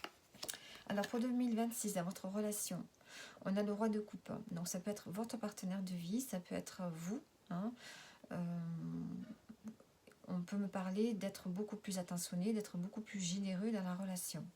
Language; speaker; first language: French; native; French